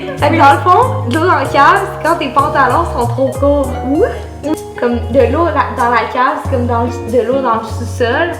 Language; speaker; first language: French; native; French